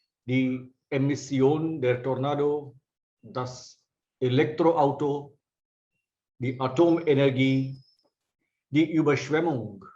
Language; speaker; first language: German; non-native, fluent; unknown